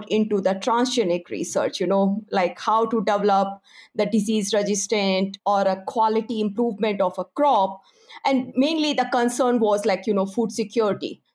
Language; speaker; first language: English; non-native, local second language; Hindi